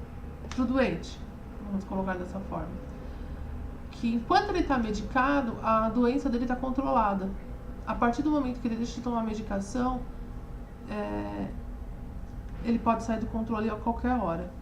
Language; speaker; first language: Portuguese; native; Portuguese